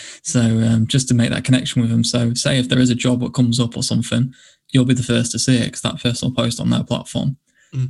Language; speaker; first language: English; native; English